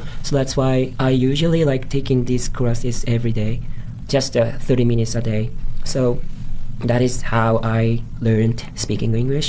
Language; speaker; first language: English; non-native, fluent; Japanese